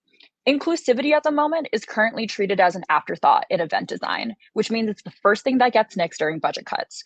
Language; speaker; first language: English; native; English